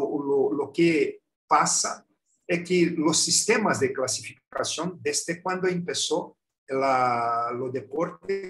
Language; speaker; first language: Spanish; non-native, learner; Portuguese